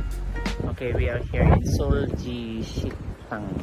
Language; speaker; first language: English; non-native, local second language; Korean